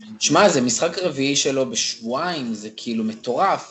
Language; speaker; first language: Hebrew; native; Hebrew